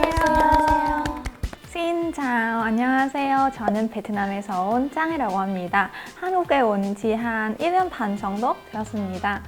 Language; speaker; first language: Korean; non-native, fluent; Vietnamese